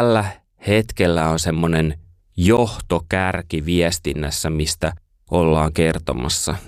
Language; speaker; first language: Finnish; native; Finnish